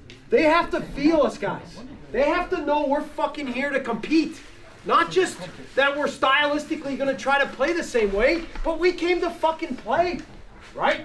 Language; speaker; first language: English; native; English